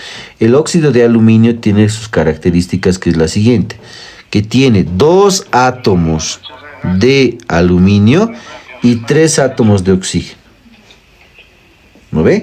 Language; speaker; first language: Spanish; native; Spanish